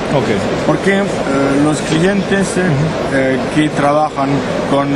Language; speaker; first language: Spanish; non-native, learner; French